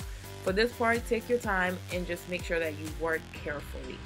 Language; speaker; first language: English; native; English